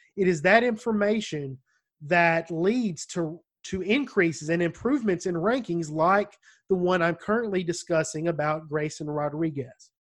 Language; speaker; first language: English; native; English